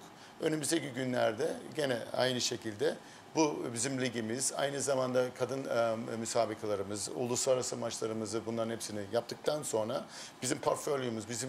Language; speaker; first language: Turkish; early bilingual, heritage; Turkish